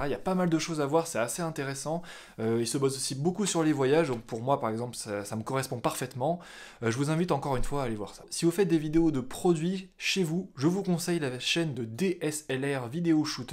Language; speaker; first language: French; native; French